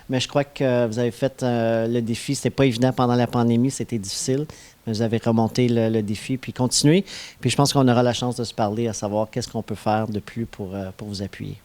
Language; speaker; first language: French; native; French